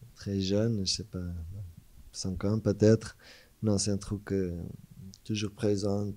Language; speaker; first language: French; non-native, fluent; Portuguese